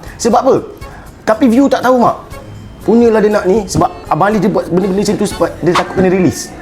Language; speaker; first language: Malay; native; Malay